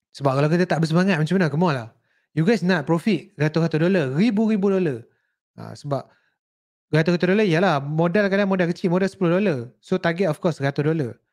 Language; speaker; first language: Malay; native; Malay